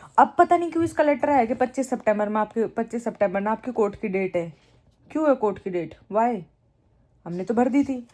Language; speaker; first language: Hindi; native; Hindi